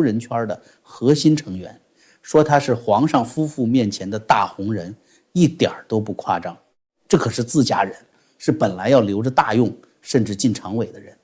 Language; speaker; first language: Chinese; native; Chinese